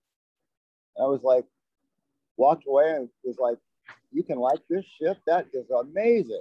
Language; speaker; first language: English; native; English